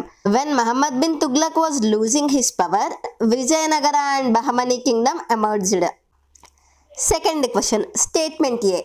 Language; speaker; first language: English; non-native, local second language; Telugu